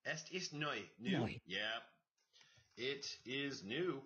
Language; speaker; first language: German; non-native, learner; English